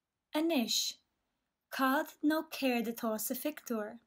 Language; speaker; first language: Irish; non-native, local second language; English